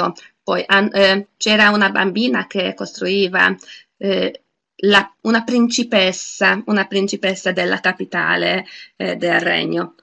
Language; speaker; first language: Italian; non-native, fluent; Hungarian